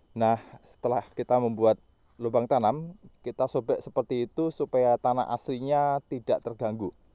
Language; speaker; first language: Indonesian; native; Indonesian